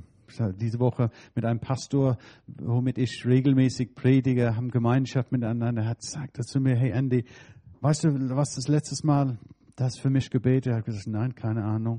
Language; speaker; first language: German; non-native, fluent; English